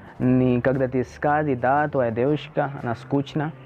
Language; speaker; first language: Russian; non-native, learner; Hindi